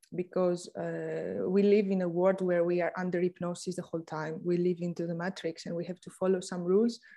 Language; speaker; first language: English; non-native, fluent; Greek